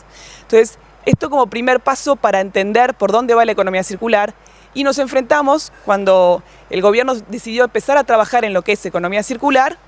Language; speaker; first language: Spanish; native; Spanish